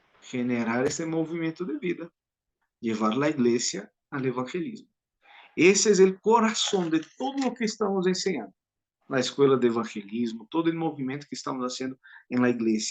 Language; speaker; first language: Portuguese; non-native, learner; Spanish